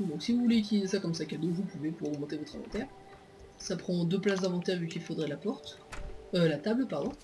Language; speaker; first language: French; native; French